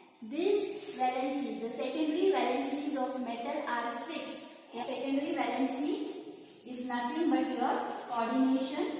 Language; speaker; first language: English; non-native, local second language; Marathi